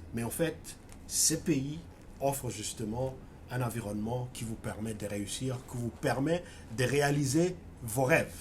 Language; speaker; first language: French; non-native, local second language; Swahili